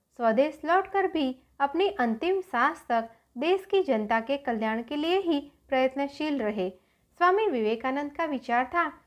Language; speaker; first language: Hindi; non-native, local second language; Gujarati